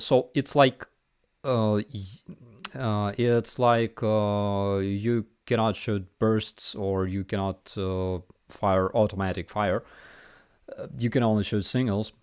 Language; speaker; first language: English; non-native, fluent; Ukrainian